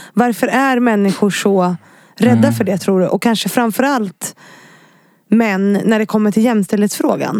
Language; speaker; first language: Swedish; native; Swedish